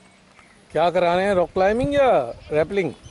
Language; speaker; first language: Hindi; native; Hindi